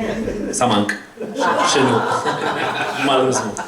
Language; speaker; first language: French; non-native, fluent; Italian